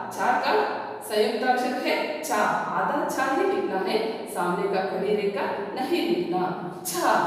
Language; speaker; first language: Hindi; non-native, local second language; Kannada